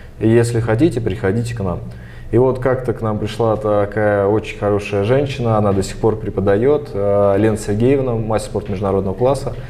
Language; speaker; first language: Russian; early bilingual, other home language; Armenian